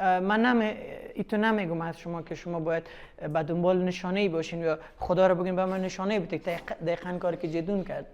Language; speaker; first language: Persian; native; Persian